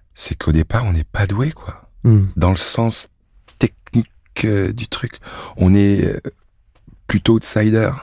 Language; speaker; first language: French; native; French